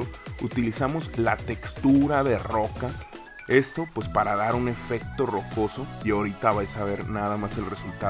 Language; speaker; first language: Spanish; native; Spanish